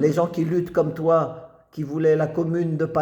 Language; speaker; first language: French; native; French